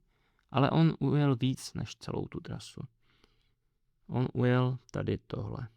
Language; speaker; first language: Czech; native; Czech